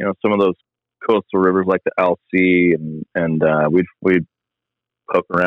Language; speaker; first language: English; native; English